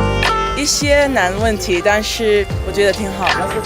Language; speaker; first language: Chinese; non-native, learner; English